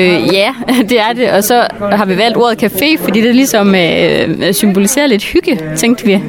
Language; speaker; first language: Danish; native; Danish